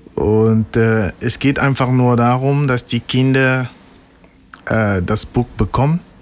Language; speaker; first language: German; non-native, fluent; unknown